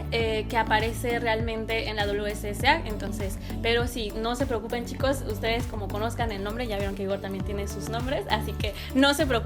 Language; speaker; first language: Spanish; native; Spanish